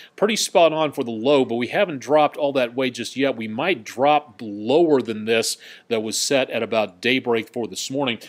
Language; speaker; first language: English; native; English